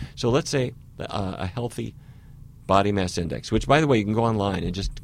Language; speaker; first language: English; native; English